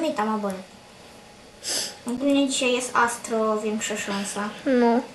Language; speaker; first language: Polish; native; Polish